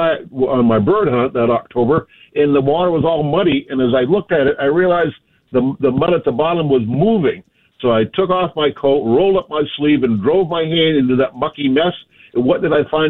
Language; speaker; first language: English; native; English